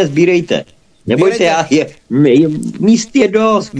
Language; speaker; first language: Czech; native; Czech